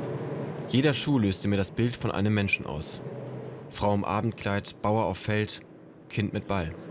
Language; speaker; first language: German; native; German